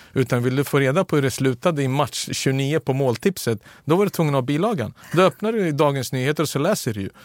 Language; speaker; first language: Swedish; early bilingual, other home language; Serbian